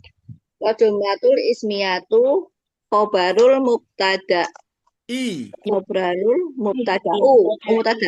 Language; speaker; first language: Arabic; non-native, learner; Indonesian